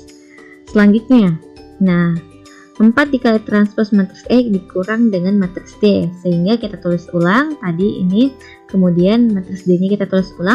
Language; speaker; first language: Indonesian; native; Indonesian